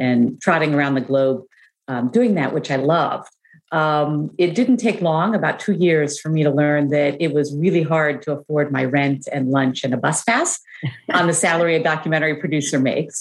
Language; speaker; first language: English; native; English